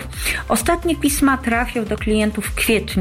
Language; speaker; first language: Polish; native; Polish